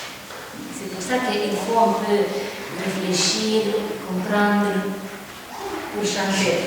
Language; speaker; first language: French; non-native, fluent; Italian